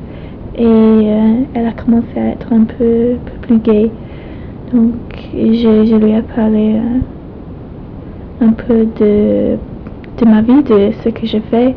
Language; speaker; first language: French; non-native, fluent; English